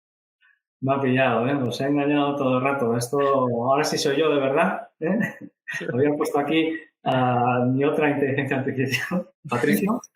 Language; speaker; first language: Spanish; native; Spanish